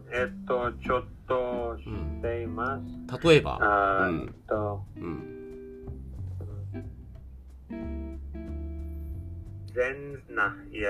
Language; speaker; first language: Japanese; non-native, learner; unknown